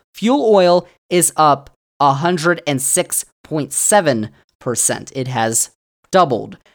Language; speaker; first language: English; native; English